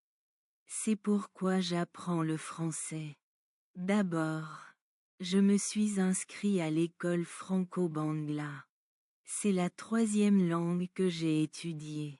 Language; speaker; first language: French; non-native, learner; Bangla